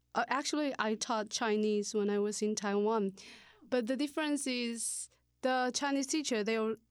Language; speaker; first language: English; non-native, learner; Chinese